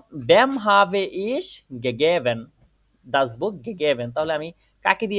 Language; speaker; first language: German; non-native, fluent; Bangla